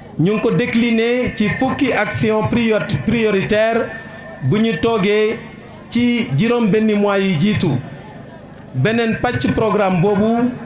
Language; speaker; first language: Wolof; non-native, local second language; Serer